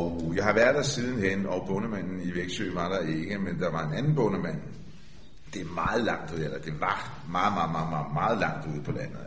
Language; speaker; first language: Danish; early bilingual, other home language; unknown